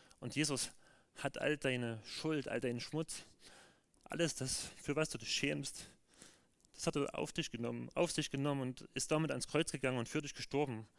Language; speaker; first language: German; native; German